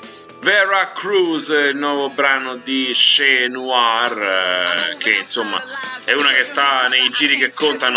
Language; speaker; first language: Italian; native; Italian